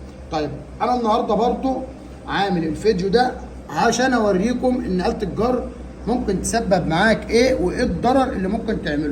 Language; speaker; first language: Arabic; native; Arabic